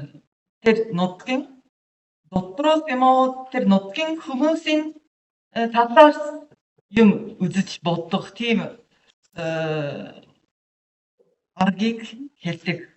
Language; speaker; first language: Mongolian; non-native, learner; Japanese